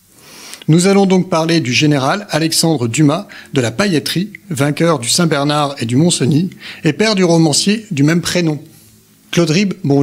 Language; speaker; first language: French; native; French